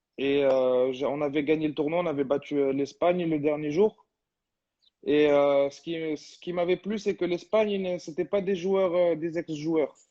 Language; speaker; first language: French; non-native, local second language; Arabic